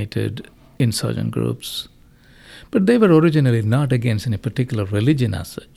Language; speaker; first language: English; non-native, local second language; Malayalam